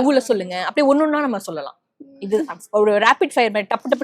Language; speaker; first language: Tamil; native; Tamil